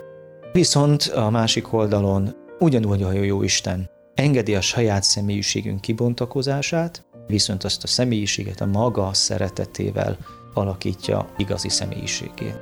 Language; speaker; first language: Hungarian; native; Hungarian